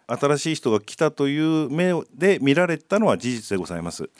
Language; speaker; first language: Japanese; native; Japanese